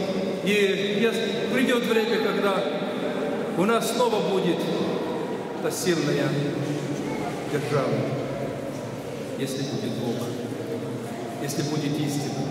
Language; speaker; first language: Russian; non-native, local second language; Ukrainian